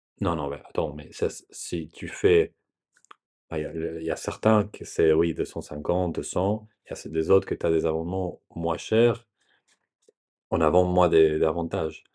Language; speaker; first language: French; non-native, learner; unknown